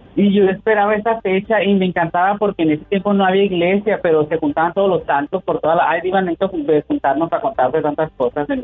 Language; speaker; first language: Spanish; native; Spanish